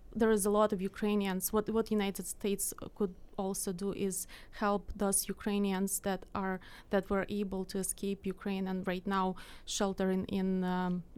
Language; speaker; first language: English; non-native, fluent; Ukrainian